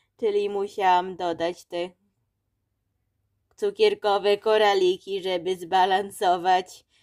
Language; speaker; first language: Polish; early bilingual, heritage; Polish